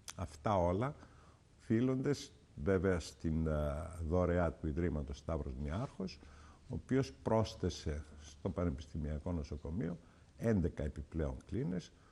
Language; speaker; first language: Greek; early bilingual, heritage; Greek